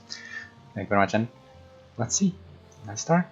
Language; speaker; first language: English; non-native, fluent; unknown